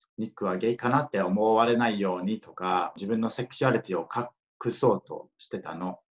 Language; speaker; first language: Japanese; non-native, fluent; English